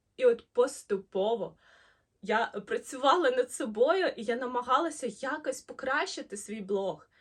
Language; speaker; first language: Ukrainian; non-native, local second language; Russian